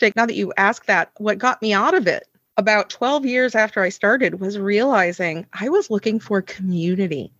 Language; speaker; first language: English; native; English